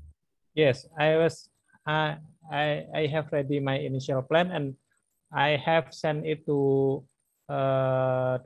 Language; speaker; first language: English; non-native, learner; Indonesian